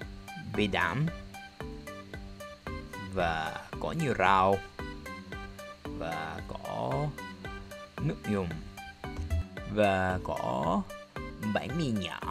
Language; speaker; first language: Vietnamese; non-native, learner; Japanese